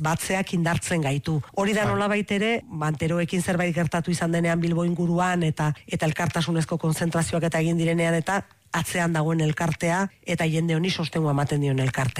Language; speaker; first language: Basque; native; Basque